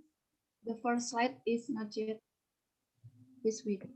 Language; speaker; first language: English; non-native, learner; Indonesian